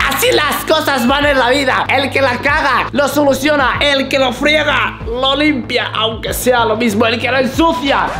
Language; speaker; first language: Spanish; early bilingual, other home language; Russian